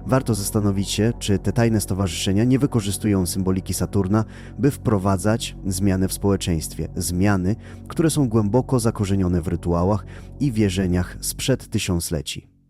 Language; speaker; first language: Polish; native; Polish